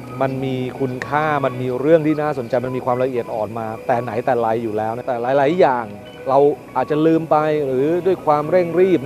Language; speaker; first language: Thai; native; Thai